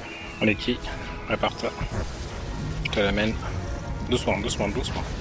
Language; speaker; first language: French; native; French